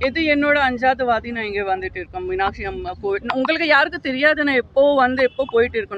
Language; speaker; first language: Tamil; non-native, local second language; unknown